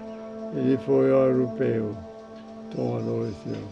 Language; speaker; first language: Portuguese; non-native, fluent; German